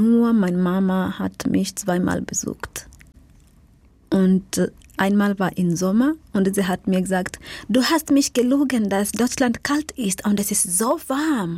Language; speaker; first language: German; non-native, fluent; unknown